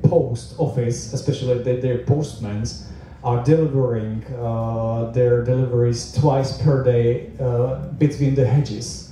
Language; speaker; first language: English; non-native, fluent; Czech